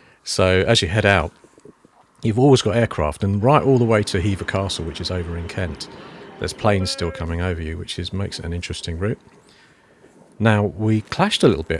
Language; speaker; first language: English; native; English